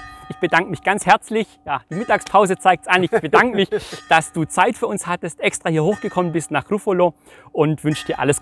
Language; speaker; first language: German; native; German